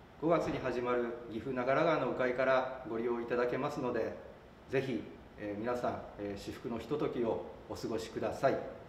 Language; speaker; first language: Japanese; native; Japanese